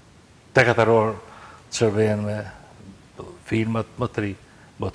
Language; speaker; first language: Albanian; native; Albanian